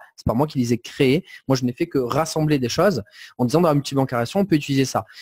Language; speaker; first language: French; native; French